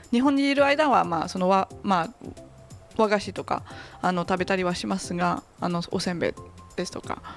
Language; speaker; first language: Japanese; non-native, fluent; French